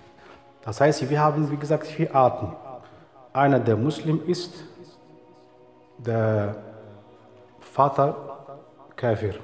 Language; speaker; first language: German; non-native, fluent; Arabic